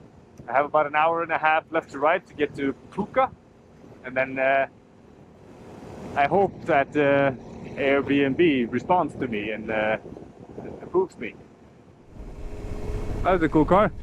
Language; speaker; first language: English; non-native, fluent; Norwegian